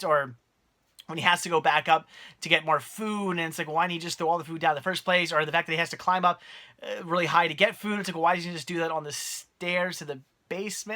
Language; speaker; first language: English; native; English